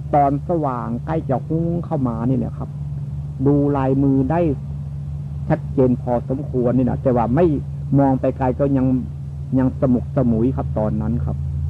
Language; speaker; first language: Thai; non-native, local second language; Northeastern Thai